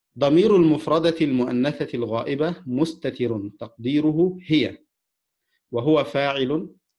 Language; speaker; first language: Arabic; non-native, fluent; Indonesian